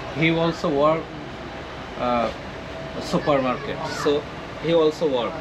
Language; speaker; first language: English; non-native, learner; Bangla